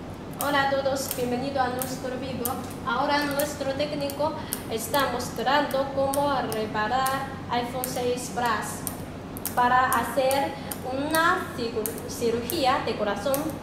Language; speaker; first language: Spanish; non-native, learner; Chinese